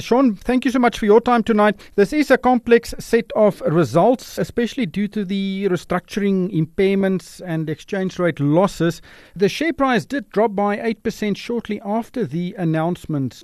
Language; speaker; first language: English; non-native, local second language; Afrikaans